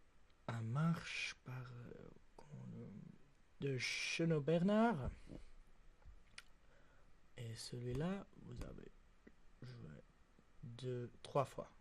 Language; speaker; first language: French; non-native, local second language; German